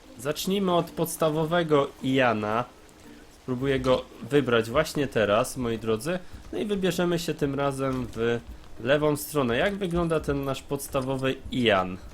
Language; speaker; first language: Polish; native; Polish